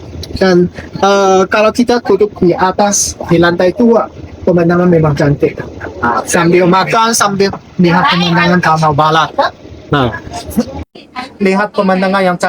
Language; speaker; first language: Indonesian; non-native, learner; Chinese